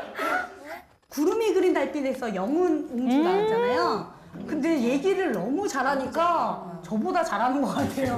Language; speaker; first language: Korean; native; Korean